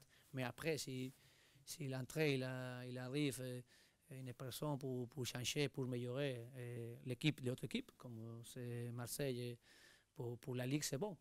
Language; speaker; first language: French; non-native, learner; Spanish